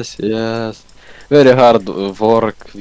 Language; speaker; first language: English; non-native, learner; Russian